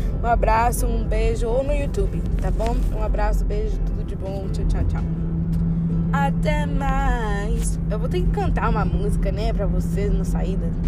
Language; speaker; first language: Portuguese; non-native, fluent; English